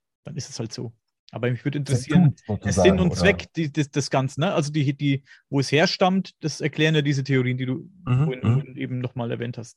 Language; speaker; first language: German; native; German